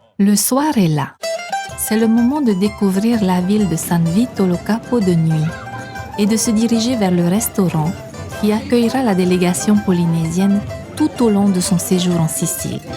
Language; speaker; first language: French; native; French